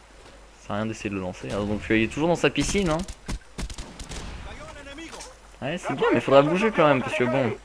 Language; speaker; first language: French; native; French